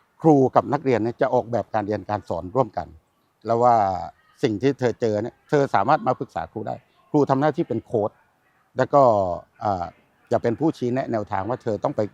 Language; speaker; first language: Thai; native; Thai